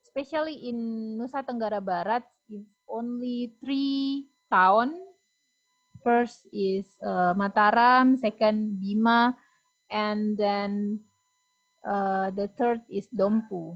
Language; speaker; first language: English; non-native, fluent; Indonesian